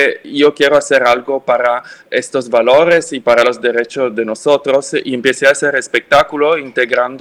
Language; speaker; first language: Spanish; non-native, fluent; French